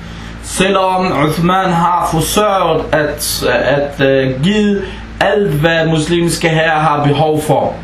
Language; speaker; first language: Danish; non-native, fluent; Arabic